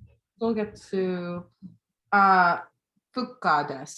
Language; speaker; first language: Japanese; non-native, learner; English